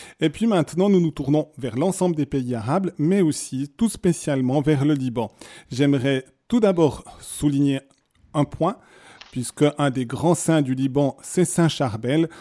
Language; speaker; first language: French; native; French